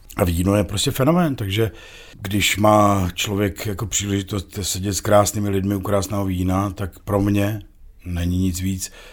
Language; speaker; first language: Czech; native; Czech